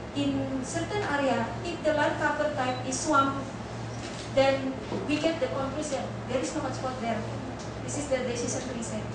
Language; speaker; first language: English; non-native, fluent; Indonesian